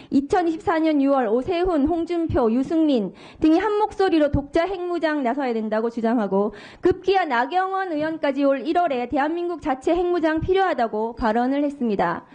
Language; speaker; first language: Korean; native; Korean